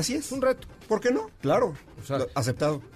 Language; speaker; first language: Spanish; native; Spanish